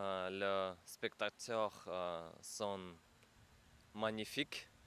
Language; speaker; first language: French; non-native, learner; Russian